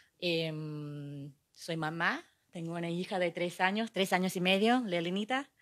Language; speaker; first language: Spanish; non-native, fluent; English